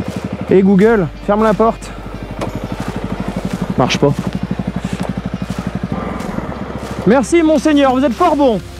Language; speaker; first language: French; native; French